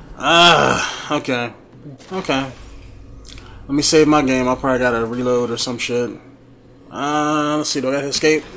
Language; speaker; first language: English; native; English